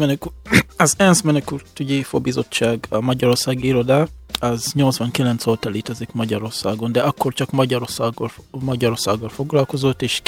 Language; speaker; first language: Hungarian; non-native, fluent; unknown